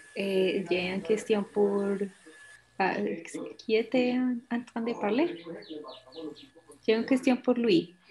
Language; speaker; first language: French; non-native, learner; Spanish